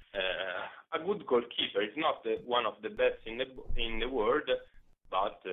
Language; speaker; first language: English; non-native, learner; Italian